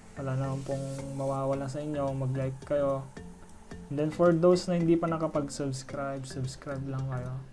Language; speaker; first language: Filipino; non-native, local second language; Iloko